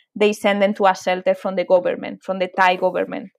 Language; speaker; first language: English; non-native, fluent; Spanish